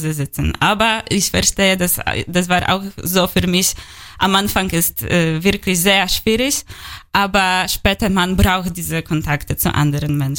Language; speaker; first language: German; non-native, learner; Polish